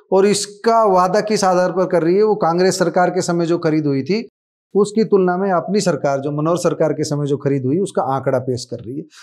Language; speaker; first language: Hindi; native; Hindi